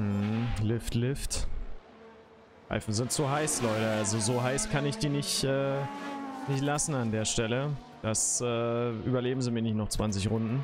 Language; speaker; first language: German; native; German